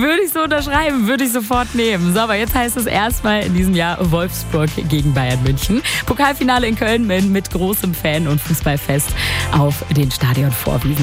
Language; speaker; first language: German; native; German